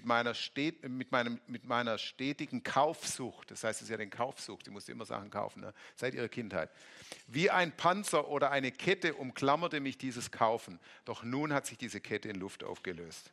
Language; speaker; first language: German; native; German